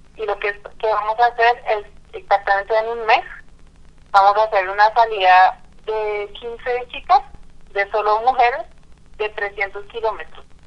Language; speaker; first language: Spanish; native; Spanish